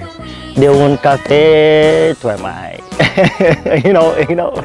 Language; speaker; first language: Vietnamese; non-native, learner; Portuguese